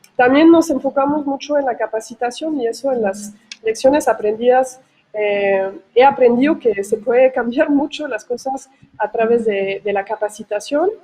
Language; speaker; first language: Spanish; non-native, fluent; French